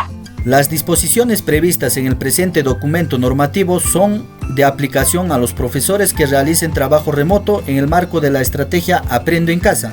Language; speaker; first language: Spanish; native; Spanish